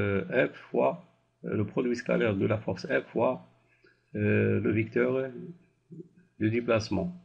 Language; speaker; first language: French; non-native, local second language; Arabic